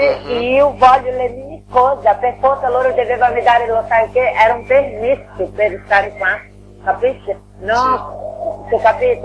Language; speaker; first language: Italian; non-native, learner; Portuguese